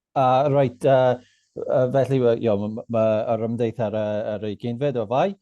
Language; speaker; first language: Welsh; non-native, local second language; English